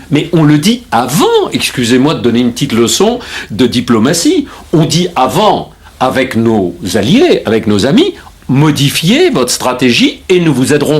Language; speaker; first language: French; native; French